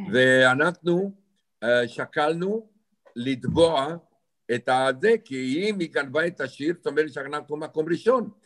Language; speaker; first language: Hebrew; non-native, fluent; Romanian